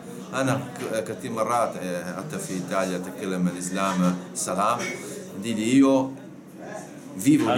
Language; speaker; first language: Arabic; non-native, learner; Italian